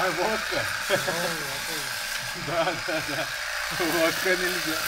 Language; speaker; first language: Russian; non-native, learner; Lithuanian